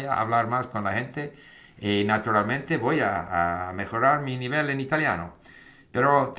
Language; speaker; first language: Spanish; non-native, fluent; English